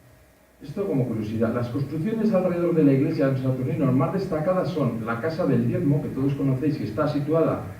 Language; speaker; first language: Spanish; native; Spanish